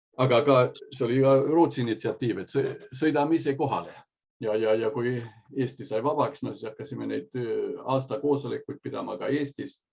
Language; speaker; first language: Estonian; early bilingual, heritage; Estonian